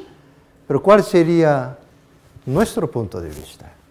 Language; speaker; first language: Spanish; non-native, fluent; Japanese